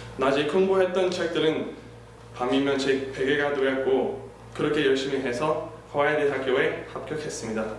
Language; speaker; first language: Korean; non-native, fluent; English